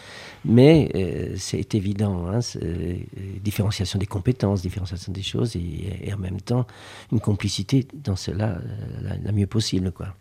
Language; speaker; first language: French; native; French